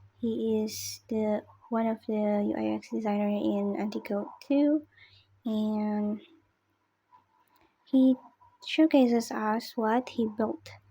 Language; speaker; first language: English; non-native, learner; Indonesian